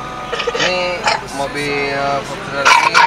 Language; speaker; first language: Indonesian; native; Indonesian